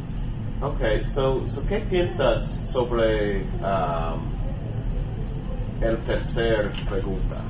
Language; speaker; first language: Spanish; non-native, learner; English